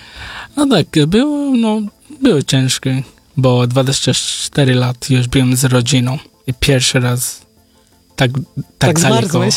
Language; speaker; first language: Polish; non-native, learner; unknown